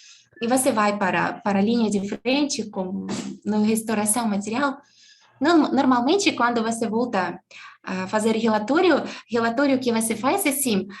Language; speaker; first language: Portuguese; non-native, fluent; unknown